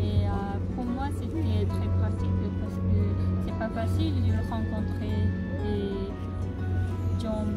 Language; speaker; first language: French; non-native, learner; Japanese